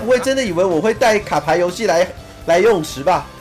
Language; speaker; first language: Chinese; native; Chinese